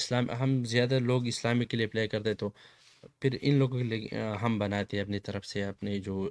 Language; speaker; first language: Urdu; non-native, local second language; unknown